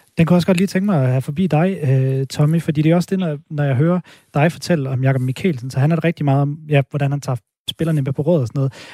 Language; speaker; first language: Danish; native; Danish